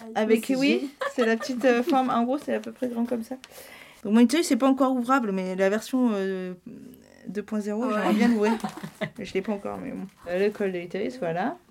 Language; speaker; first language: French; native; French